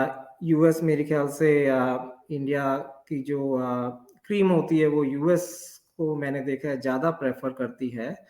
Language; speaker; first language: Hindi; native; Hindi